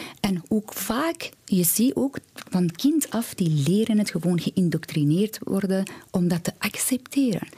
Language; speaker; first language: Dutch; non-native, fluent; Persian